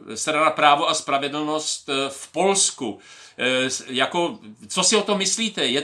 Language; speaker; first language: Czech; native; Czech